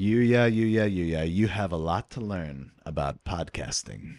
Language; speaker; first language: English; native; English